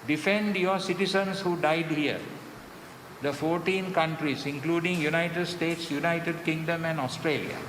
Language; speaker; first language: English; non-native, local second language; Sinhala